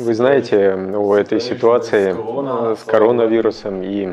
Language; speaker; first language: Russian; non-native, fluent; German